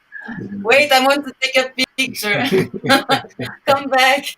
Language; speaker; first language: English; non-native, learner; Portuguese